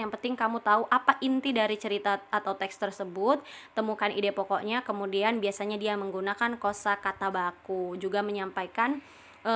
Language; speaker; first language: Indonesian; native; Indonesian